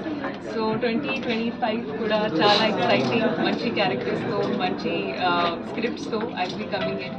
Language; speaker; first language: Telugu; non-native, learner; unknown